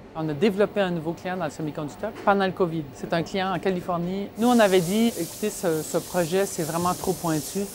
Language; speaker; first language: French; native; French